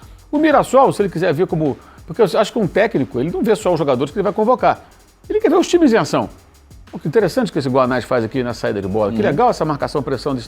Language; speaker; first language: Portuguese; native; Portuguese